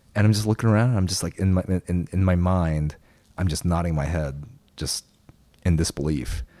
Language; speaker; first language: English; early bilingual, other home language; Korean